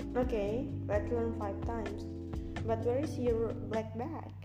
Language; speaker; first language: English; non-native, learner; Indonesian